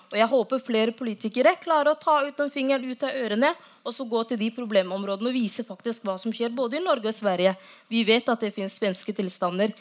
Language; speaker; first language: Norwegian; non-native, fluent; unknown